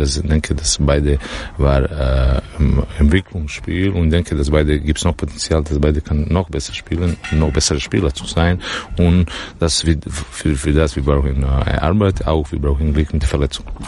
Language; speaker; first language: German; non-native, learner; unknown